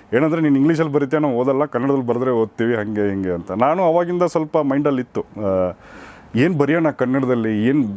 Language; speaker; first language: Kannada; native; Kannada